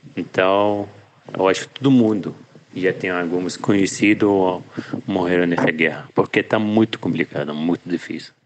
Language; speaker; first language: Portuguese; non-native, learner; Arabic